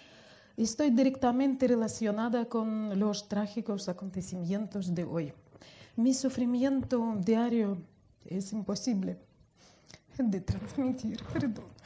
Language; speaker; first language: Spanish; non-native, fluent; Russian